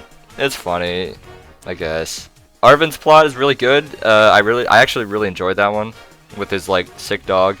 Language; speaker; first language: English; native; English